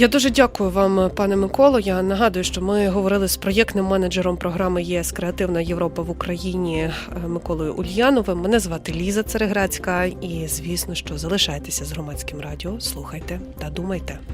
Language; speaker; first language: Ukrainian; native; Ukrainian